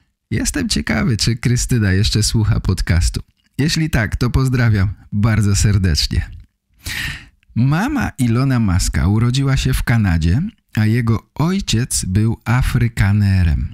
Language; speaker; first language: Polish; native; Polish